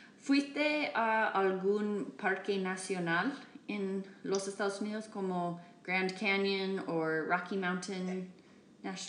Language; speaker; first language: Spanish; non-native, learner; English